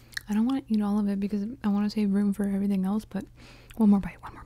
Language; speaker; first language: English; native; English